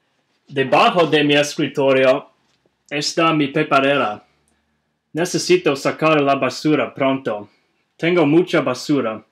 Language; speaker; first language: Spanish; non-native, learner; English